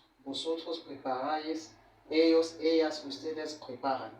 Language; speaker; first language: Spanish; non-native, fluent; French